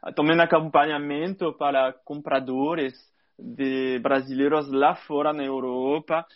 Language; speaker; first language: Portuguese; non-native, fluent; French